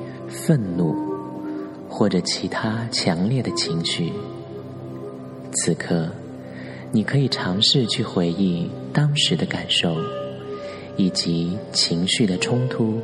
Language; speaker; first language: Chinese; native; Chinese